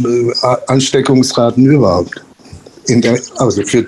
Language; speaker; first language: German; non-native, fluent; Spanish